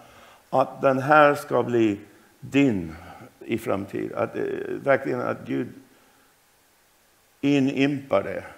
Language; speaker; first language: Swedish; non-native, fluent; English